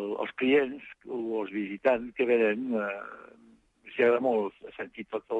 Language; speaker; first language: Catalan; non-native, fluent; French